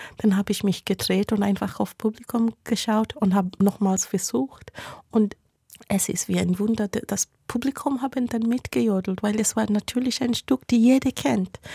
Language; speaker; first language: German; non-native, fluent; Swahili